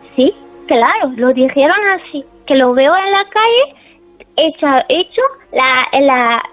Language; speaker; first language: Spanish; non-native, learner; Persian